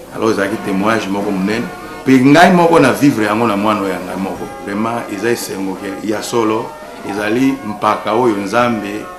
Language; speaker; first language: Lingala; native; Lingala